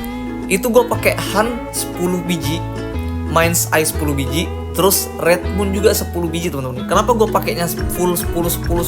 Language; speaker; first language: Indonesian; native; Indonesian